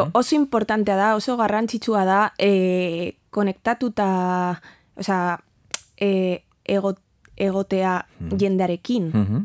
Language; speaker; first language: Basque; non-native, learner; Spanish